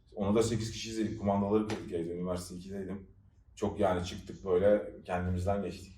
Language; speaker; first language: Turkish; native; Turkish